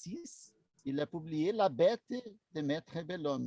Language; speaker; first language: French; non-native, learner; Portuguese